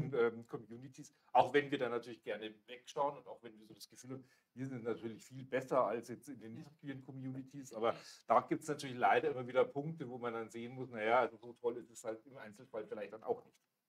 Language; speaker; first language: German; native; German